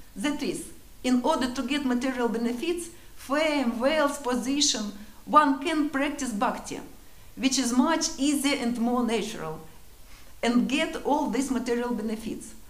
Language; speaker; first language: English; non-native, learner; Russian